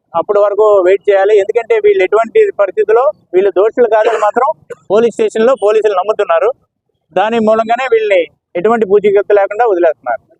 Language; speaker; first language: Telugu; native; Telugu